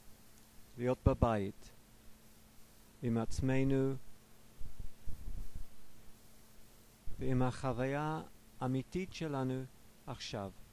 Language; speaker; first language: Hebrew; non-native, fluent; English